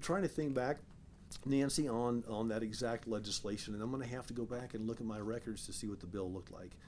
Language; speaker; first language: English; native; English